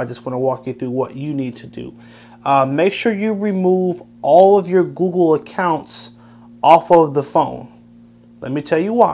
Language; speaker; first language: English; native; English